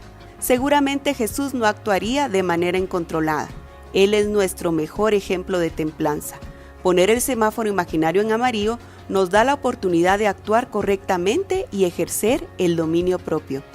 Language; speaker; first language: Spanish; native; Spanish